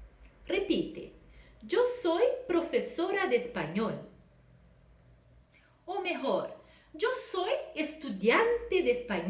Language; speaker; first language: Spanish; non-native, fluent; Portuguese